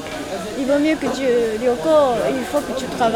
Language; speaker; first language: French; non-native, learner; Japanese